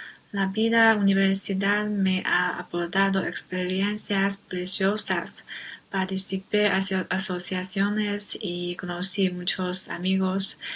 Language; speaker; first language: Spanish; non-native, learner; Chinese